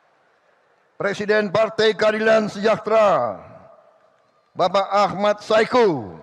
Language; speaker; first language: Indonesian; native; Indonesian